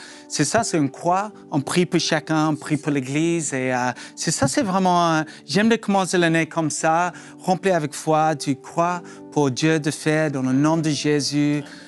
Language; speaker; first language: French; non-native, learner; English